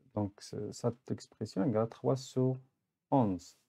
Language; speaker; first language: French; non-native, local second language; Arabic